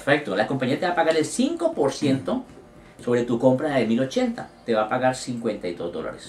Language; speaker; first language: Spanish; native; Spanish